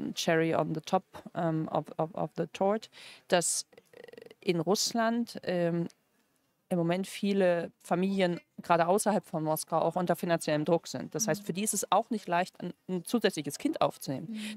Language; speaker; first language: German; native; German